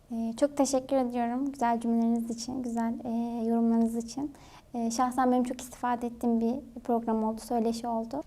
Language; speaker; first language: Turkish; native; Turkish